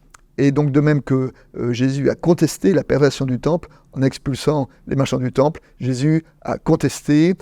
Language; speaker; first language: French; native; French